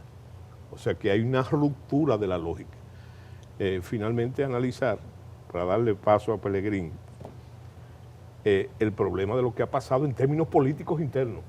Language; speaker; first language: Spanish; native; Spanish